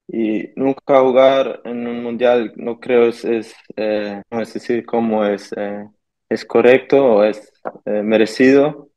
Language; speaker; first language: Spanish; early bilingual, heritage; German